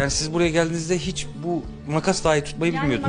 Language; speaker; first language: Turkish; native; Turkish